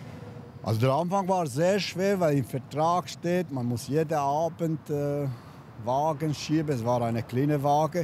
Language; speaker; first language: German; non-native, learner; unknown